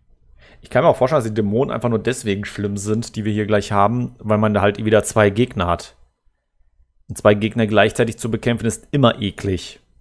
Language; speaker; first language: German; native; German